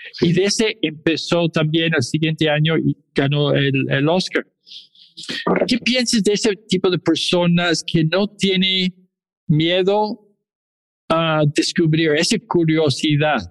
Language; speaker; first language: Spanish; non-native, fluent; English